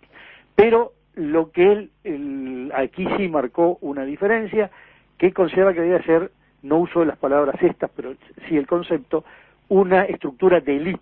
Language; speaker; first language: Spanish; native; Spanish